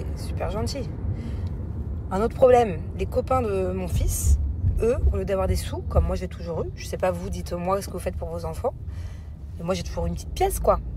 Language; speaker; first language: French; native; French